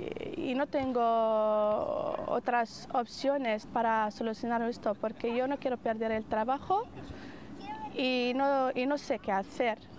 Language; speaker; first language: Spanish; non-native, fluent; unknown